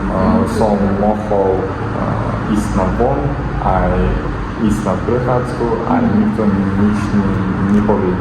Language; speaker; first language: Slovak; non-native, learner; Kazakh